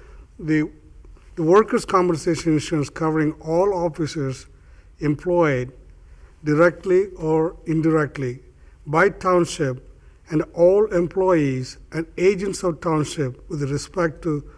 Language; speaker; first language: English; non-native, fluent; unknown